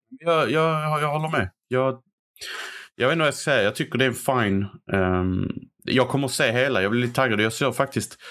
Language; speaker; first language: Swedish; early bilingual, other home language; Arabic